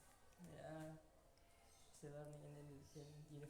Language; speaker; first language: English; non-native, learner; Indonesian